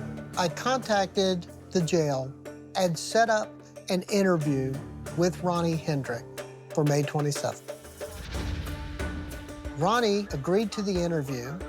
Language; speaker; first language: English; native; English